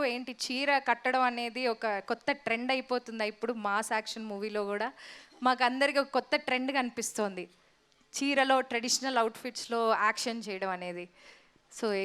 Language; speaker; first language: Telugu; native; Telugu